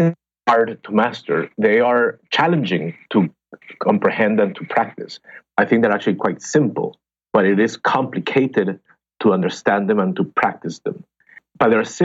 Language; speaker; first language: English; non-native, fluent; Spanish